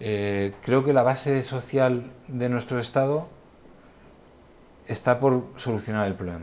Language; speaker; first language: Spanish; native; Spanish